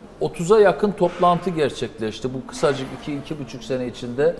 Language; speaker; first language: Turkish; native; Turkish